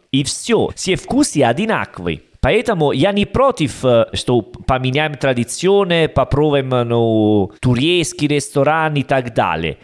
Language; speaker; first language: Russian; non-native, learner; Italian